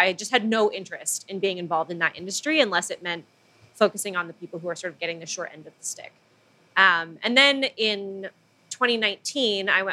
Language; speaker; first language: English; non-native, local second language; Filipino